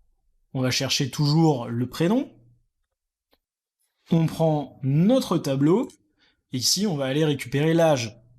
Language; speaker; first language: French; native; French